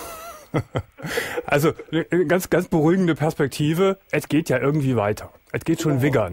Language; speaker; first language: German; native; German